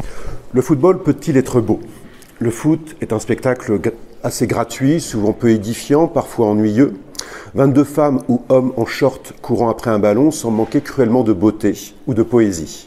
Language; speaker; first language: French; native; French